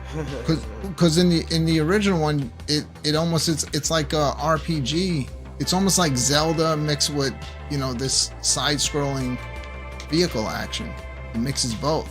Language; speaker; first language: English; native; English